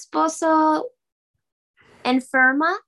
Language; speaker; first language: Spanish; non-native, learner; English